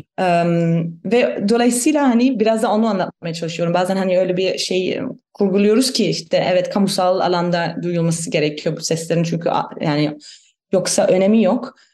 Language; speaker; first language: Turkish; non-native, fluent; German